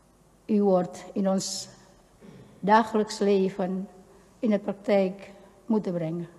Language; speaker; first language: Dutch; non-native, fluent; Indonesian